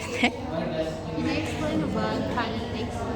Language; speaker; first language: English; non-native, learner; Indonesian